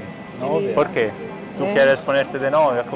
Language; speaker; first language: Spanish; non-native, learner; Italian